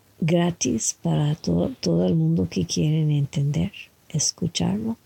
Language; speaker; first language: Spanish; non-native, fluent; French